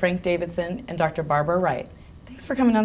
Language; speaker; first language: English; native; English